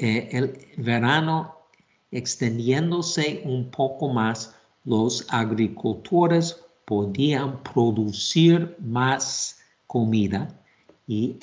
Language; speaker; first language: Spanish; non-native, fluent; English